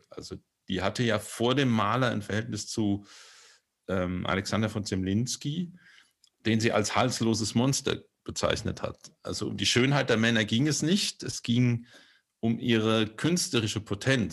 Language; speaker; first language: German; native; German